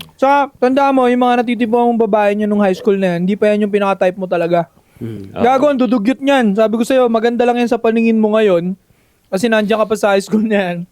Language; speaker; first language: Filipino; native; Filipino